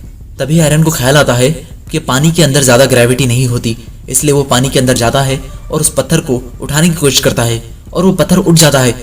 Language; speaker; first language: Hindi; native; Hindi